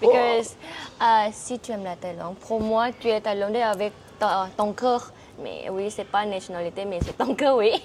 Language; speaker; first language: French; non-native, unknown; Thai